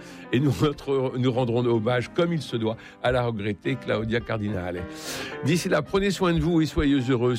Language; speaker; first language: French; native; French